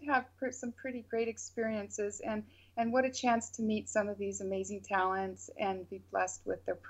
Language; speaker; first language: English; native; English